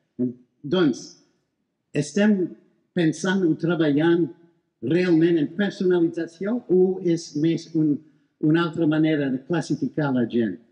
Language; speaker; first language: Catalan; non-native, fluent; English